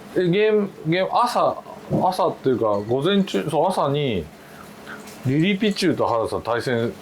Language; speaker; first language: Japanese; native; Japanese